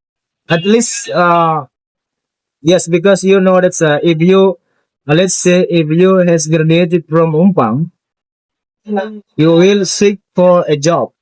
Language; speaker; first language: English; non-native, fluent; Indonesian